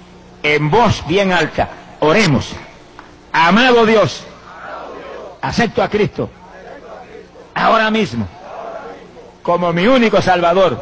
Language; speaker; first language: Spanish; native; Spanish